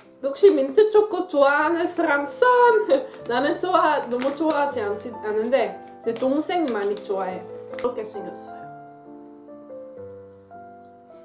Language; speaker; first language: Korean; non-native, fluent; Dutch